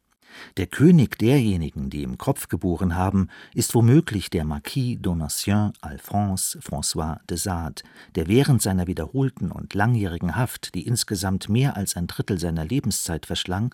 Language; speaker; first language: German; native; German